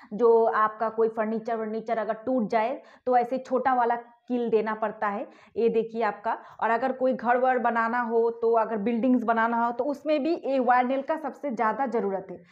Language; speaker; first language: Hindi; non-native, local second language; Bangla